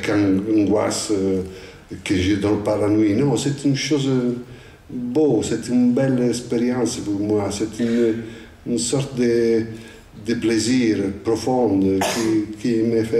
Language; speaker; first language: French; non-native, fluent; Italian